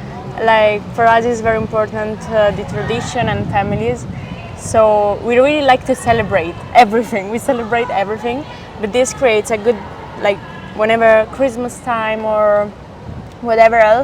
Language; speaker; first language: English; non-native, fluent; Italian